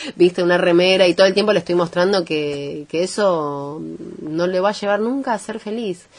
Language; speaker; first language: Spanish; native; Spanish